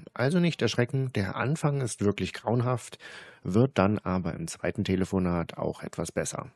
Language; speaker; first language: German; native; German